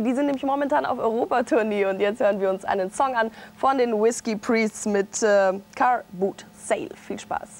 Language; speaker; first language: German; native; German